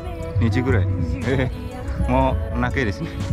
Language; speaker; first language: Japanese; non-native, fluent; Indonesian